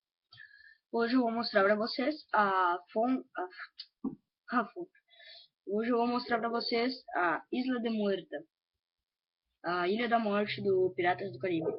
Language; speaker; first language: Portuguese; native; Portuguese